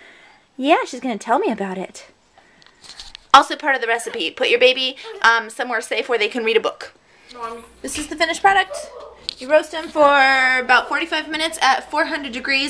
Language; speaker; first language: English; native; English